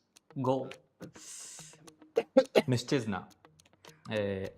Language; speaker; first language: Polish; non-native, learner; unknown